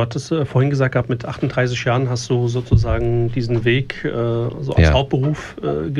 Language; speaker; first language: German; native; German